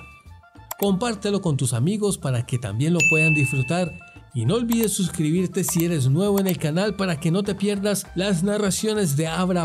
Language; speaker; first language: Spanish; native; Spanish